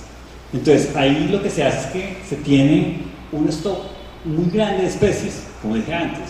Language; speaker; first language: Spanish; native; Spanish